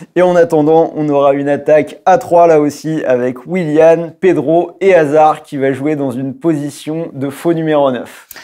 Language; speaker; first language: French; native; French